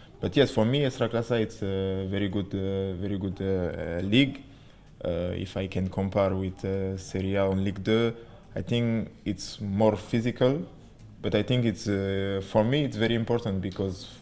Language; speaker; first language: English; non-native, learner; French